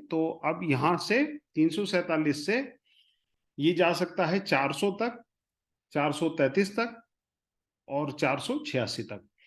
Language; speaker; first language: Hindi; non-native, local second language; Marathi